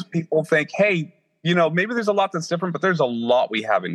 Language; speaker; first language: English; native; English